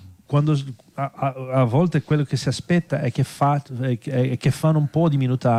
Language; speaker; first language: Italian; non-native, fluent; Portuguese